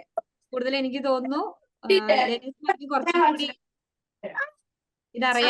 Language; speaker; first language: Malayalam; native; Malayalam